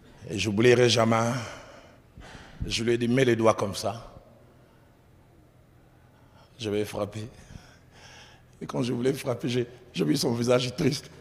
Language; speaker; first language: French; non-native, local second language; Lingala